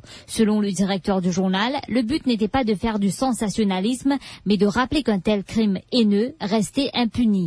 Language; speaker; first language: French; non-native, local second language; Morisyen